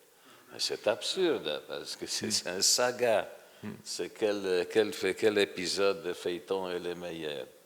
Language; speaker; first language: French; non-native, fluent; Polish